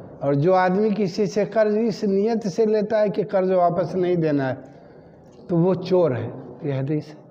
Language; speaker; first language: Urdu; native; Urdu